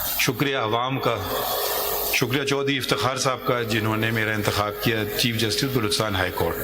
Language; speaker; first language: Urdu; non-native, local second language; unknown